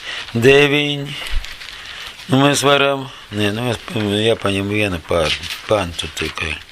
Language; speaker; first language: Latvian; non-native, learner; Russian